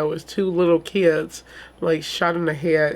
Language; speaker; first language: English; native; English